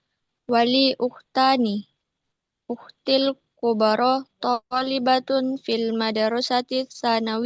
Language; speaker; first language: Arabic; non-native, learner; Indonesian